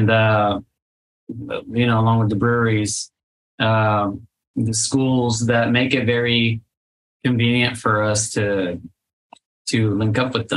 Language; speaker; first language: English; non-native, fluent; Spanish